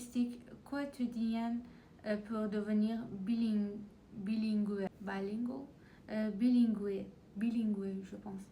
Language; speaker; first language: French; non-native, learner; Persian